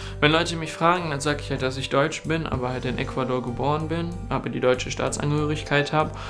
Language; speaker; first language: German; early bilingual, other home language; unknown